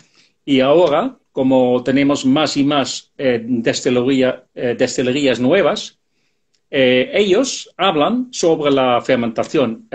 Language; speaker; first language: Spanish; non-native, fluent; Dutch